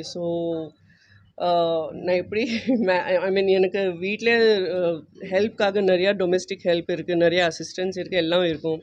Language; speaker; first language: Tamil; non-native, fluent; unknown